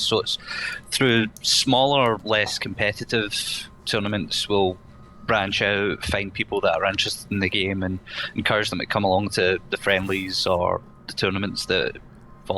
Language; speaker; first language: English; native; English